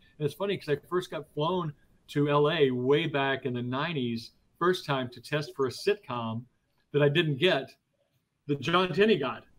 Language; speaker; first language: English; native; English